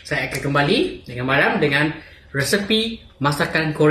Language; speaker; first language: Malay; native; Malay